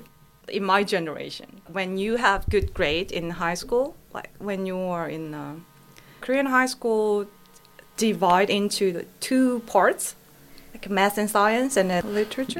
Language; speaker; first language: English; non-native, fluent; Korean